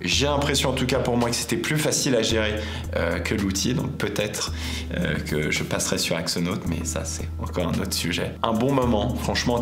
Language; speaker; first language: French; native; French